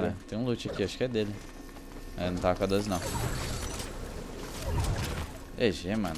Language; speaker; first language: Portuguese; native; Portuguese